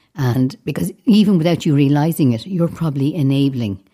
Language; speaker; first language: English; native; English